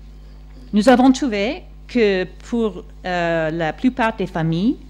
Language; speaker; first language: French; non-native, fluent; English